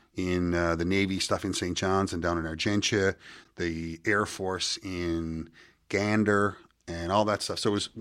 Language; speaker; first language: English; native; English